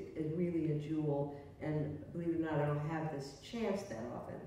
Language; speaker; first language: English; native; English